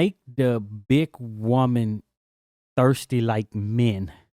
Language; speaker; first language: English; native; English